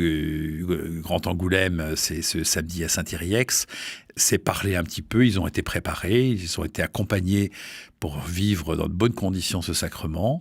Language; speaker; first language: French; native; French